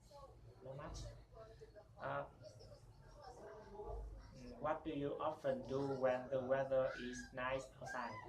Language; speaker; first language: English; non-native, learner; Vietnamese